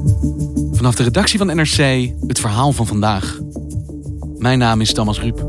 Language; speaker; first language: Dutch; native; Dutch